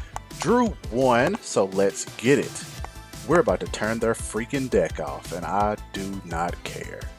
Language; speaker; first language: English; native; English